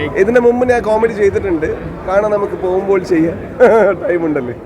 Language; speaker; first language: Malayalam; non-native, learner; Kannada